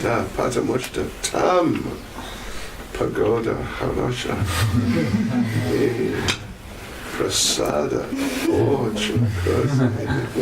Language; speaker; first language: Russian; non-native, learner; English